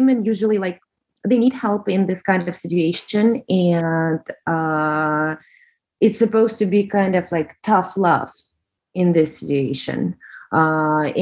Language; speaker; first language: English; non-native, fluent; Russian